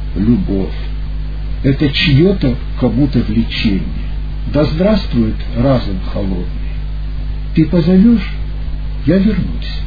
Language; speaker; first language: Russian; native; Russian